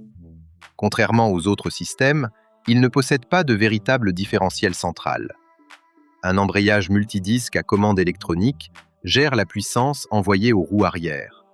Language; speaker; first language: French; native; French